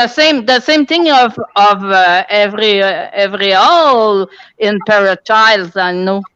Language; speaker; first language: English; non-native, local second language; French